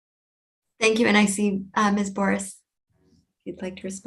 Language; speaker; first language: English; native; English